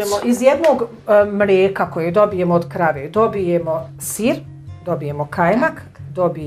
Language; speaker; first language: Croatian; native; Croatian